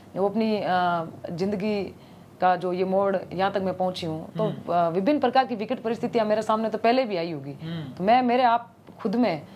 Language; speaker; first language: Hindi; native; Hindi